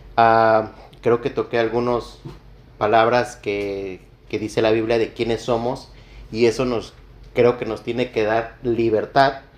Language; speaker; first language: Spanish; native; Spanish